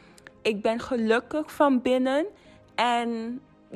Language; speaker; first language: Dutch; non-native, fluent; English